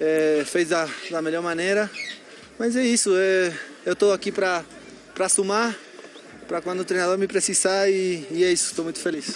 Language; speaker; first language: Portuguese; non-native, fluent; Spanish